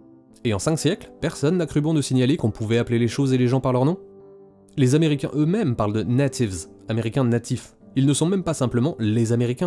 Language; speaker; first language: French; native; French